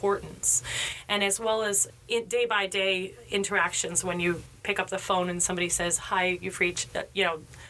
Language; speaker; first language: English; native; English